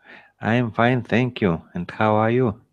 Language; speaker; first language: English; non-native, learner; Russian